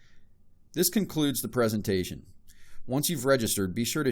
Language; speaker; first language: English; native; English